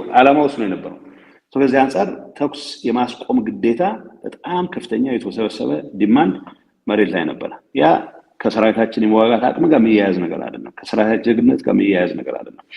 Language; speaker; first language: Amharic; non-native, local second language; Tigrinya